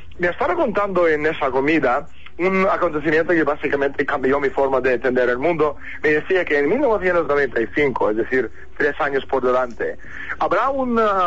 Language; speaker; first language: Spanish; non-native, fluent; Russian